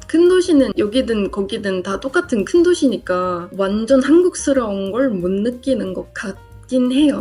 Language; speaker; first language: Korean; non-native, fluent; Estonian